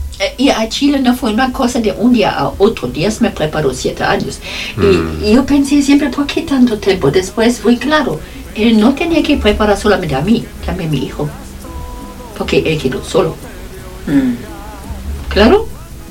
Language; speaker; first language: Spanish; non-native, learner; German